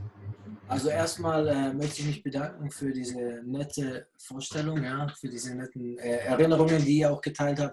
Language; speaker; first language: German; early bilingual, other home language; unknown